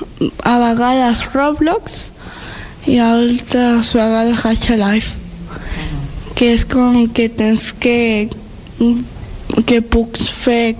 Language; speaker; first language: Catalan; early bilingual, other home language; Spanish